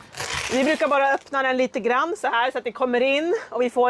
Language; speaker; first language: Swedish; native; Swedish